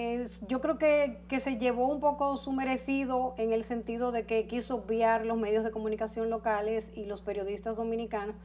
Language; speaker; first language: Spanish; native; Spanish